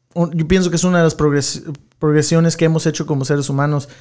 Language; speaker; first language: Spanish; early bilingual, heritage; Spanish